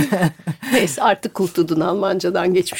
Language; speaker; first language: Turkish; native; Turkish